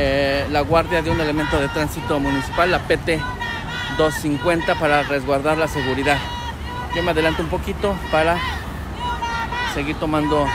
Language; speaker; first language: Spanish; native; Spanish